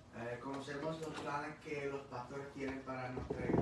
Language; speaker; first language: Spanish; early bilingual, heritage; English